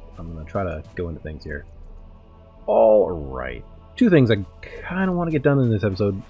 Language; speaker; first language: English; native; English